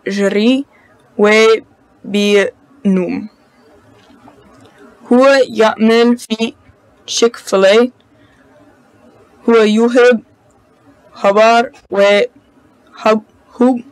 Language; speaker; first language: Arabic; non-native, learner; English